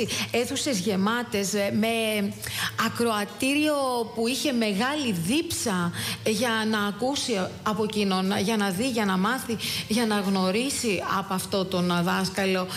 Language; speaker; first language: Greek; native; Greek